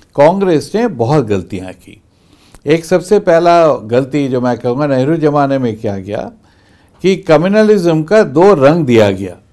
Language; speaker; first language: Hindi; non-native, local second language; Bangla